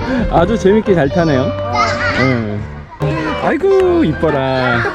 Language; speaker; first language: Korean; native; Korean